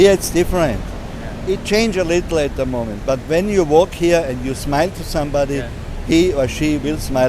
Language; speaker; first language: English; non-native, learner; German